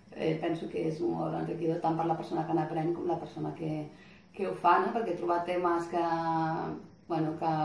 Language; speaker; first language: Catalan; native; Catalan